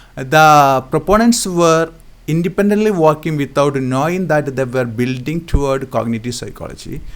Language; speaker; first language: English; non-native, local second language; Malayalam